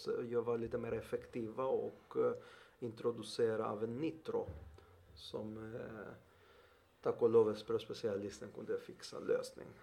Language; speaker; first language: Swedish; non-native, fluent; Greek